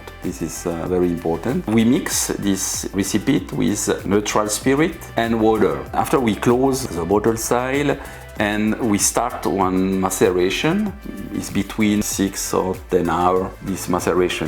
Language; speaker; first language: English; non-native, learner; French